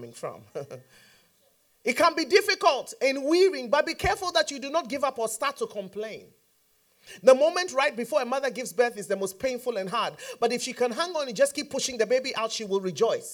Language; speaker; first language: English; non-native, local second language; Akan